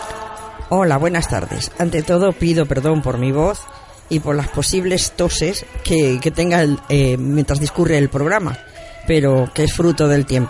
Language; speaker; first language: Spanish; native; Spanish